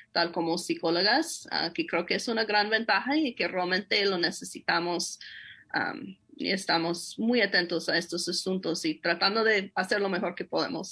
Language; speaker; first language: Spanish; non-native, fluent; English